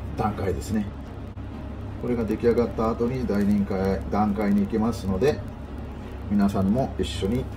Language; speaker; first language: Japanese; non-native, fluent; Bangla